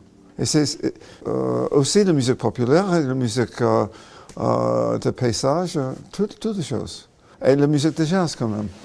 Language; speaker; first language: French; non-native, learner; English